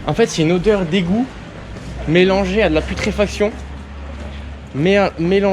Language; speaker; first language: French; native; French